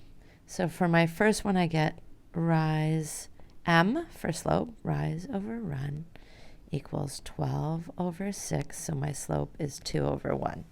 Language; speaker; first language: English; native; English